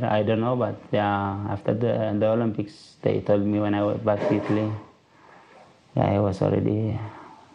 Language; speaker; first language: English; non-native, learner; Tigrinya